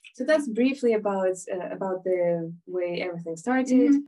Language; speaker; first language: English; non-native, fluent; Ukrainian